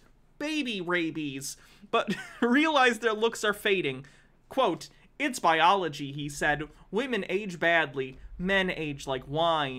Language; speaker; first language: English; native; English